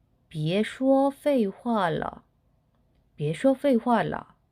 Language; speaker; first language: Chinese; non-native, fluent; Korean